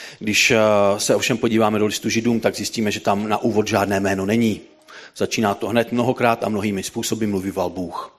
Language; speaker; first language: Czech; native; Czech